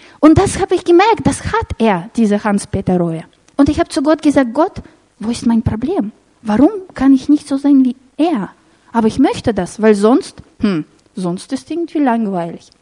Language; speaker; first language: German; non-native, fluent; Russian